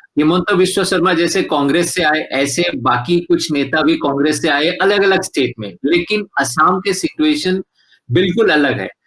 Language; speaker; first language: Hindi; non-native, local second language; Assamese